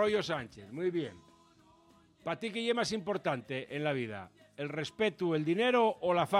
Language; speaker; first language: Spanish; native; Spanish